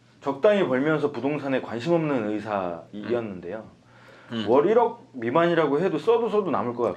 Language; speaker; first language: Korean; native; Korean